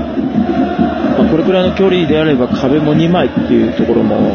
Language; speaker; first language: Japanese; native; Japanese